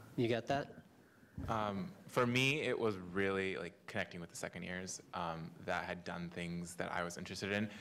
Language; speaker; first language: English; native; English